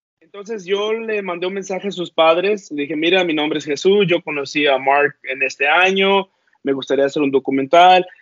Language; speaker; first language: Spanish; early bilingual, heritage; Spanish